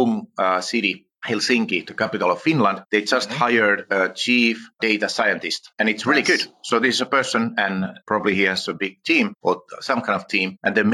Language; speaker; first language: English; non-native, fluent; Finnish